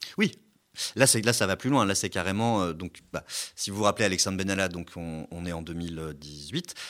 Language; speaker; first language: French; native; French